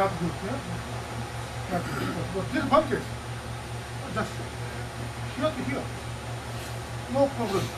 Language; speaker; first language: English; non-native, learner; Japanese